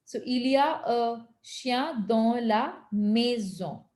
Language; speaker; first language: French; non-native, fluent; Hindi